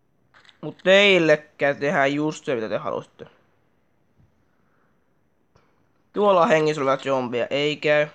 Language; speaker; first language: Finnish; native; Finnish